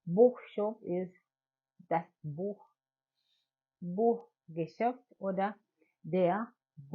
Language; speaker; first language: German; non-native, learner; English